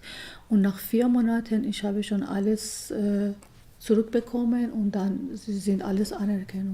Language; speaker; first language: German; non-native, learner; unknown